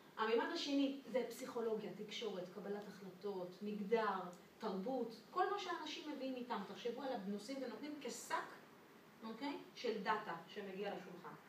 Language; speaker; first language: Hebrew; non-native, fluent; French